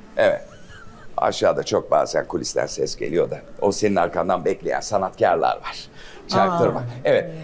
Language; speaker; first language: Turkish; native; Turkish